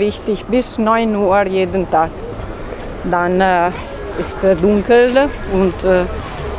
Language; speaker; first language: German; non-native, learner; Italian